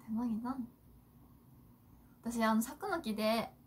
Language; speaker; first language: Korean; non-native, fluent; Japanese